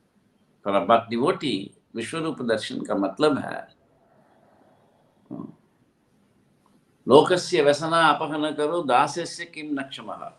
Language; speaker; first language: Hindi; non-native, local second language; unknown